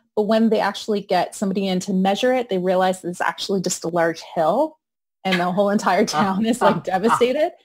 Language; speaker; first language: English; native; English